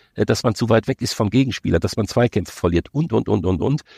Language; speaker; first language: German; native; German